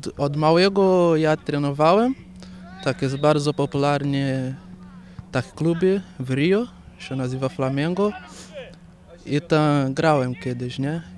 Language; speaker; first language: Polish; non-native, learner; Portuguese